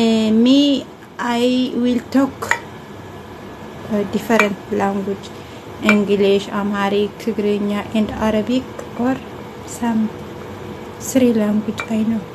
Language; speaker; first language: English; non-native, learner; Amharic